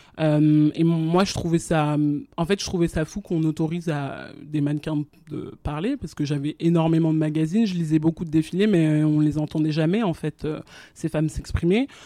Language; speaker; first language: French; native; French